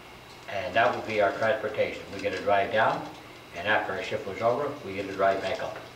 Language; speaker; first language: English; native; English